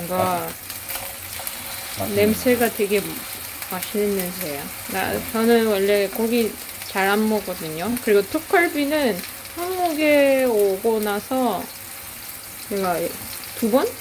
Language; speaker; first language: Korean; non-native, fluent; Russian